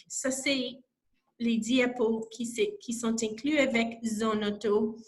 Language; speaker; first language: French; non-native, local second language; English